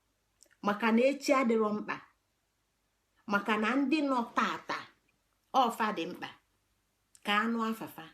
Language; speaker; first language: Igbo; native; Igbo